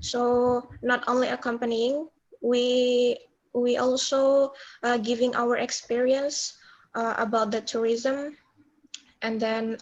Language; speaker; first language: English; non-native, learner; Indonesian